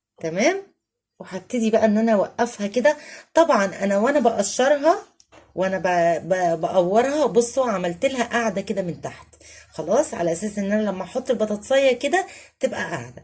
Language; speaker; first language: Arabic; native; Arabic